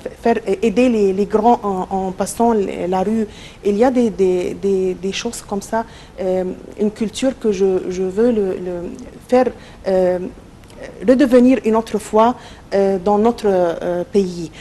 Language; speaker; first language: French; non-native, local second language; Arabic